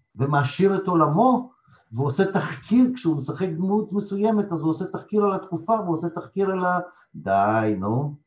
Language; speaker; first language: Hebrew; early bilingual, other home language; Russian